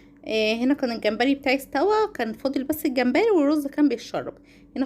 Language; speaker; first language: Arabic; native; Arabic